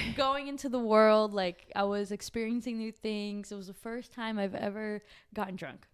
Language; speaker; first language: English; early bilingual, other home language; Portuguese